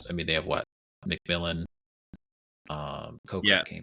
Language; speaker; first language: English; native; English